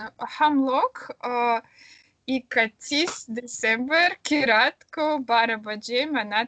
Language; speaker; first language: Hindi; non-native, learner; Russian